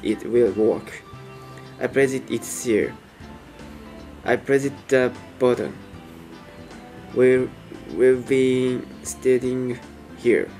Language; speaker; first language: English; non-native, learner; Japanese